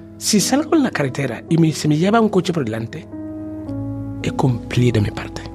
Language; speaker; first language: Spanish; non-native, fluent; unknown